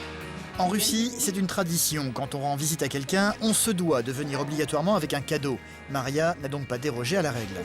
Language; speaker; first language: French; native; French